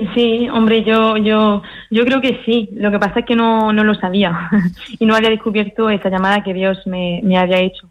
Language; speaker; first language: Spanish; early bilingual, heritage; French